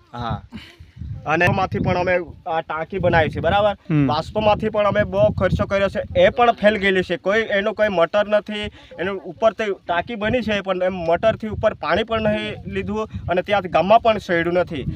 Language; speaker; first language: Gujarati; non-native, local second language; Vasavi